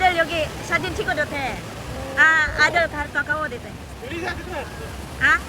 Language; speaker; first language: Korean; non-native, learner; Filipino